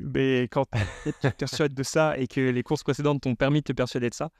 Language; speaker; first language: French; native; French